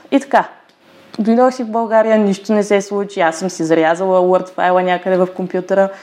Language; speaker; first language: Bulgarian; native; Bulgarian